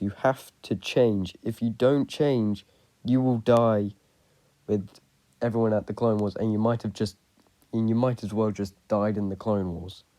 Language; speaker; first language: English; native; English